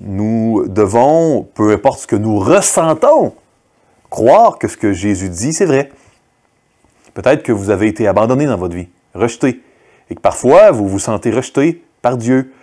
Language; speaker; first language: French; native; French